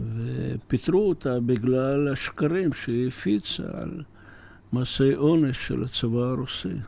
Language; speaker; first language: Hebrew; non-native, fluent; Russian